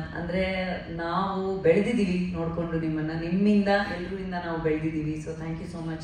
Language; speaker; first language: Kannada; non-native, fluent; Hindi